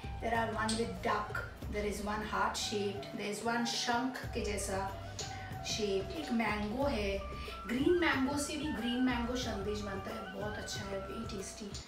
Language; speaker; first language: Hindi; non-native, local second language; Bangla